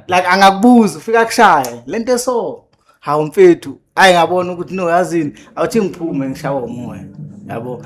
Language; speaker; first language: Zulu; native; Zulu